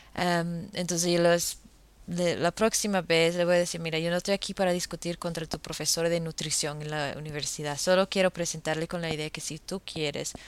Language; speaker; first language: Spanish; non-native, fluent; English